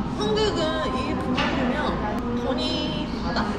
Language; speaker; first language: Korean; non-native, learner; Japanese